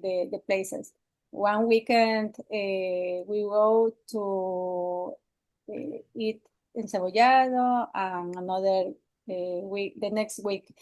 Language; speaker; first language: English; non-native, learner; Spanish